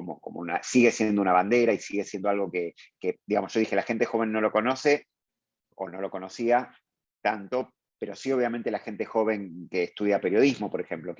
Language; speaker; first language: Spanish; native; Spanish